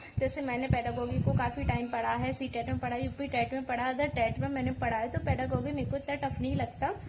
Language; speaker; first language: Hindi; native; Hindi